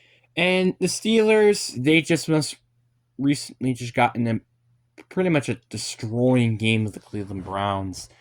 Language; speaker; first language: English; native; English